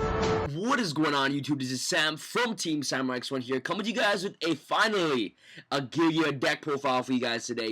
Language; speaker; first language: English; native; English